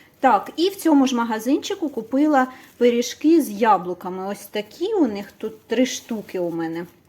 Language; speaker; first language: Ukrainian; native; Ukrainian